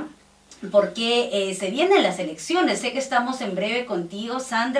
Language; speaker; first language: Spanish; native; Spanish